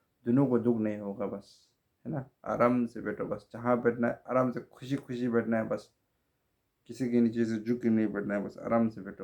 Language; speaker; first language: Hindi; non-native, local second language; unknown